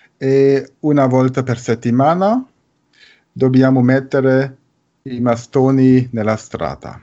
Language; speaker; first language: Italian; non-native, learner; German